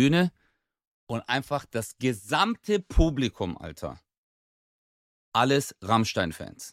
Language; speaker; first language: German; early bilingual, other home language; Turkish